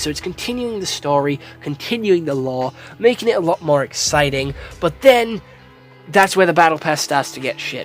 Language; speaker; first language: English; native; English